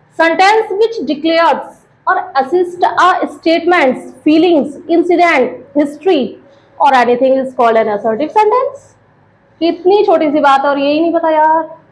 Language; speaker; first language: Hindi; native; Hindi